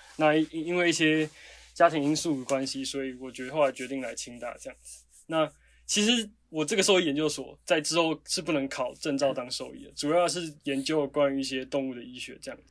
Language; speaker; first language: Chinese; native; Chinese